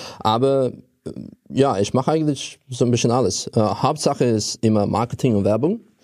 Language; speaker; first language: German; non-native, fluent; Russian